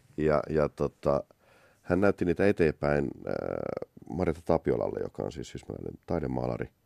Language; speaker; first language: Finnish; native; Finnish